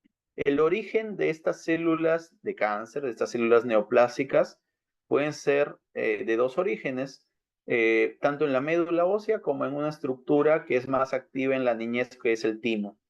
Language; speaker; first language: Spanish; native; Spanish